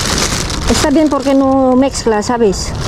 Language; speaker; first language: Spanish; non-native, learner; Filipino